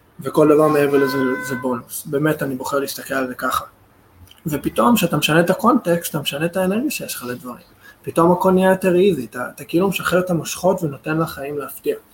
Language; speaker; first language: Hebrew; non-native, fluent; English